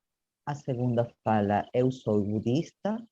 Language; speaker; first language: Portuguese; non-native, learner; Spanish